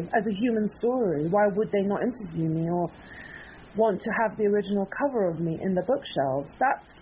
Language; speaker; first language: English; early bilingual, other home language; Persian